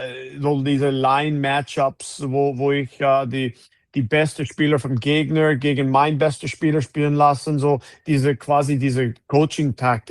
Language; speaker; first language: German; non-native, fluent; English